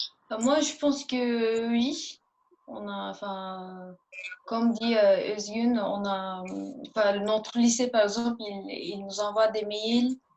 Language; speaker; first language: French; early bilingual, other home language; Turkish